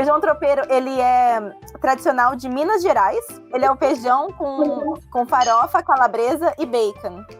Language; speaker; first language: Portuguese; native; Portuguese